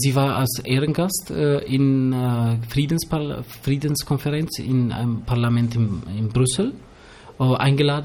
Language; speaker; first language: German; early bilingual, other home language; Albanian